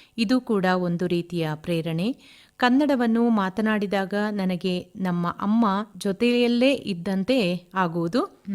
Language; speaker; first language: Kannada; native; Kannada